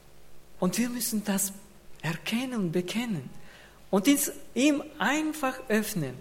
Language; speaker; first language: German; non-native, fluent; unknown